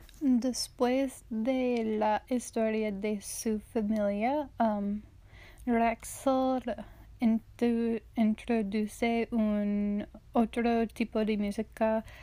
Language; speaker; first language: Spanish; non-native, learner; English